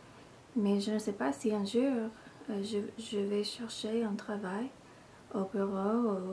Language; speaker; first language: French; non-native, learner; English